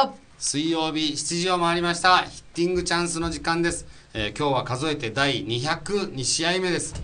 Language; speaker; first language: Japanese; native; Japanese